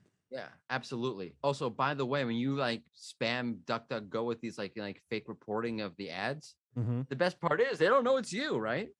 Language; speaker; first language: English; native; English